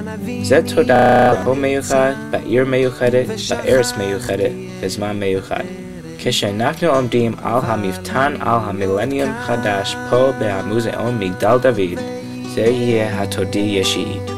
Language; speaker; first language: Hebrew; non-native, learner; English